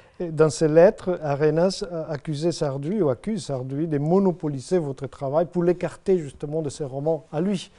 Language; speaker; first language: French; non-native, fluent; Spanish